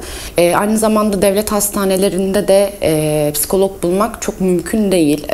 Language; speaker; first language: Turkish; early bilingual, heritage; Turkish